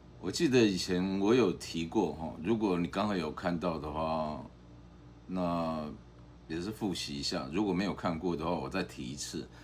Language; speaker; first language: Chinese; native; Chinese